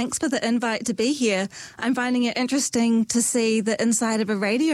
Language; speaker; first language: English; native; English